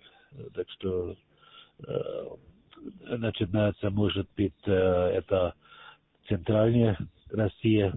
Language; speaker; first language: Russian; non-native, learner; German